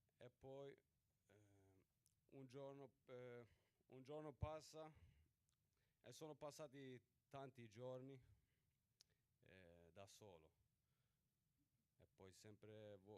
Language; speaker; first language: Italian; non-native, learner; Swedish